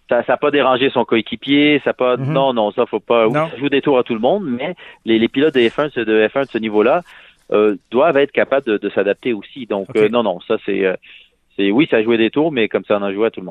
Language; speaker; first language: French; native; French